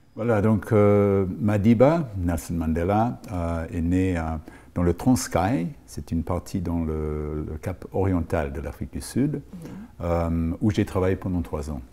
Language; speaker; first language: French; non-native, fluent; English